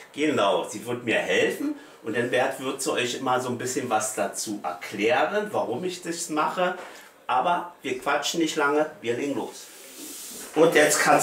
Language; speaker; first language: German; native; German